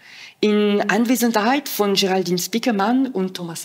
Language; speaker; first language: German; non-native, fluent; French